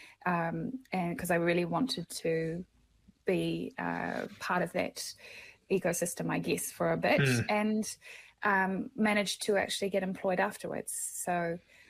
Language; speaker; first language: English; native; English